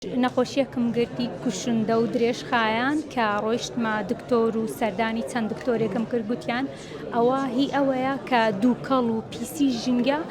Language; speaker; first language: Central Kurdish; non-native, local second language; Kurdish